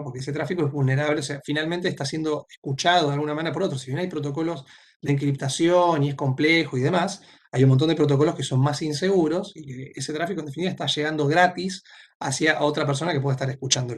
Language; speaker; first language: Spanish; native; Spanish